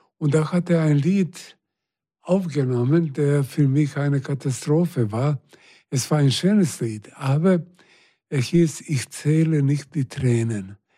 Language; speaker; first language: German; non-native, fluent; Serbian